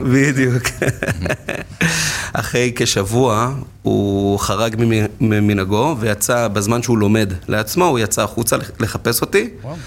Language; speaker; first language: Hebrew; native; Hebrew